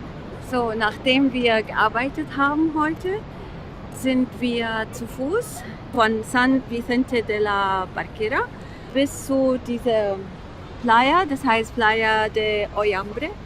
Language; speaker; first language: German; non-native, fluent; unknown